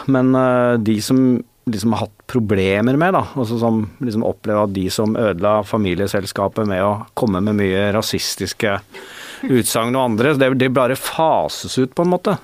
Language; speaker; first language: Norwegian; native; Norwegian